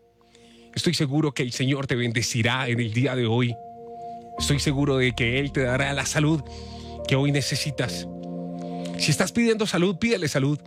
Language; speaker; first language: Spanish; native; Spanish